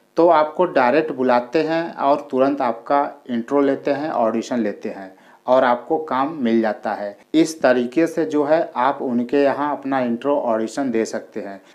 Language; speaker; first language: Hindi; native; Hindi